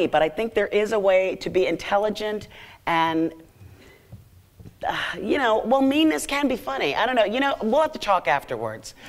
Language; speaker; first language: English; native; English